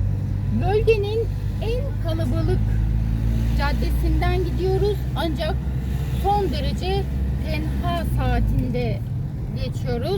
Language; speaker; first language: Turkish; native; Turkish